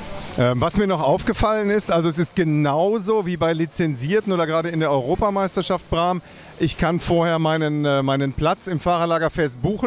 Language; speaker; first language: German; native; German